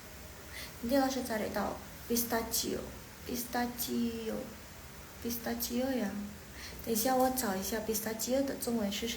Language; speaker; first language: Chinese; non-native, fluent; Indonesian